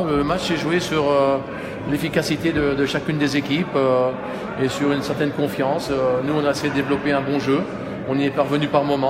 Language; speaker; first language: French; native; French